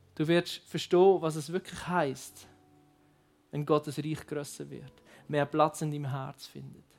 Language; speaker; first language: German; native; German